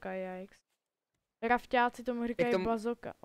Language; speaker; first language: Czech; native; Czech